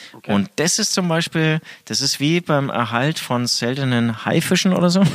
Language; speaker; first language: German; native; German